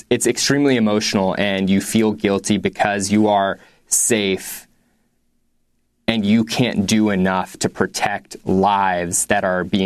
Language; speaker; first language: English; native; English